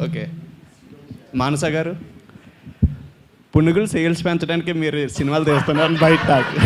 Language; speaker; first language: Telugu; native; Telugu